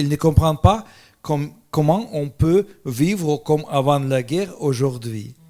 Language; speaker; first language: French; non-native, fluent; Russian